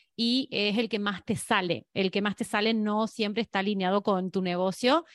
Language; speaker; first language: Spanish; native; Spanish